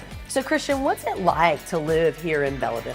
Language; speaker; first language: English; native; English